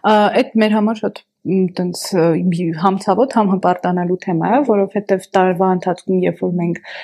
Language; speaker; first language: Armenian; native; Armenian